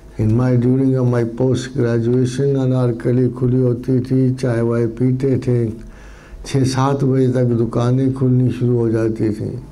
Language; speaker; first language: Urdu; non-native, local second language; Punjabi